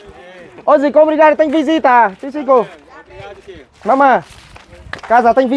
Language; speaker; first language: Portuguese; non-native, learner; Vietnamese